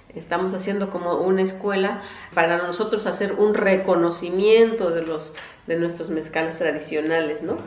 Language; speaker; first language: Spanish; non-native, local second language; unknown